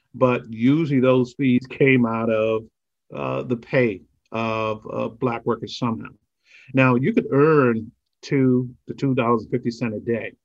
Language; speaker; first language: English; native; English